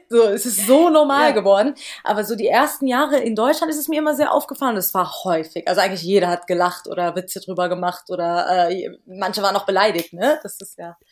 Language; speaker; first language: German; early bilingual, other home language; Persian